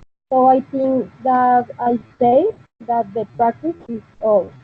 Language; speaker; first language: English; non-native, learner; Spanish